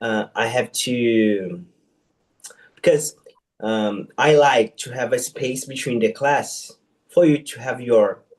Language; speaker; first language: English; non-native, fluent; Portuguese